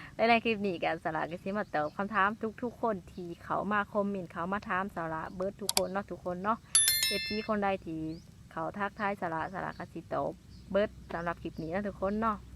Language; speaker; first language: Lao; non-native, local second language; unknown